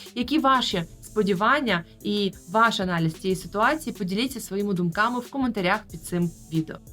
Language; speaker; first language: Ukrainian; native; Ukrainian